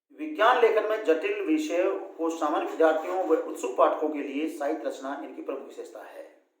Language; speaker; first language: Hindi; native; Hindi